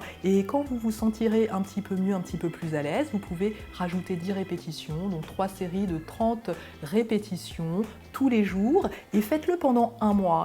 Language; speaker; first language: French; native; French